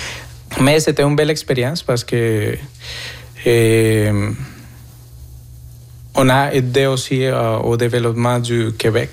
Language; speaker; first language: French; non-native, fluent; Spanish